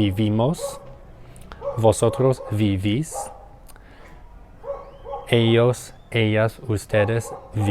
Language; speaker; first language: Spanish; non-native, learner; English